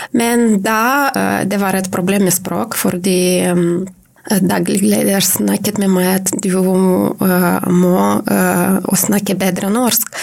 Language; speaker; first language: Norwegian; non-native, learner; Romanian